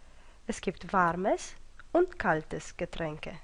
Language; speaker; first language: German; non-native, fluent; Romanian